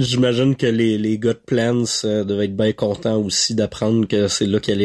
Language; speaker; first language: French; native; French